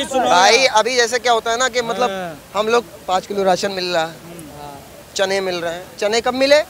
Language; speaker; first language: Hindi; native; Hindi